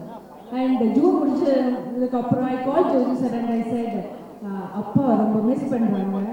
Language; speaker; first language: Tamil; non-native, learner; Malayalam